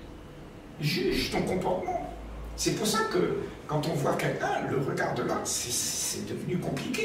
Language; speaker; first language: French; native; French